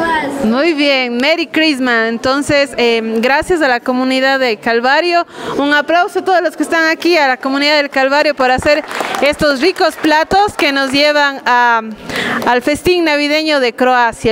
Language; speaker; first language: Spanish; native; Spanish